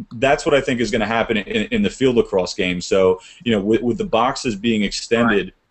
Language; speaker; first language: English; native; English